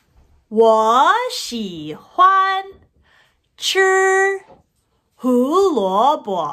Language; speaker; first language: Chinese; non-native, fluent; English